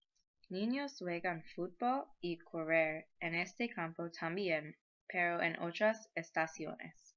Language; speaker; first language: Spanish; non-native, learner; English